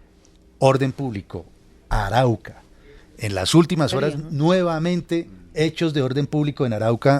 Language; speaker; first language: Spanish; native; Spanish